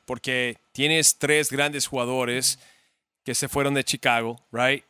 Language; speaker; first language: Spanish; early bilingual, heritage; Spanish